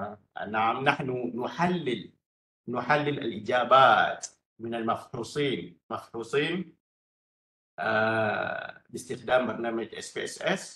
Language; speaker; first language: Arabic; non-native, fluent; Malay